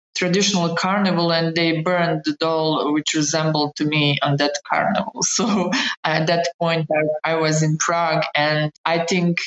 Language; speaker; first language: English; non-native, fluent; Bosnian